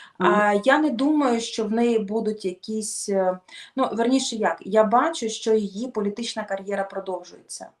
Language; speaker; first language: Ukrainian; non-native, local second language; Russian